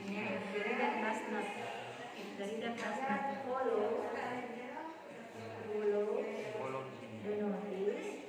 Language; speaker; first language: English; non-native, learner; Indonesian